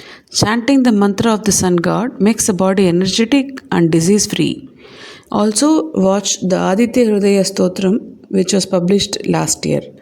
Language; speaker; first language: English; non-native, local second language; Tamil